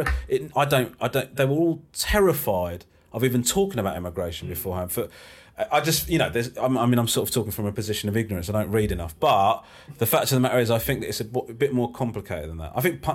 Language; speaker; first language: English; native; English